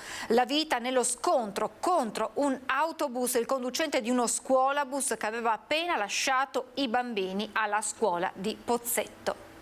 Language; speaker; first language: Italian; native; Italian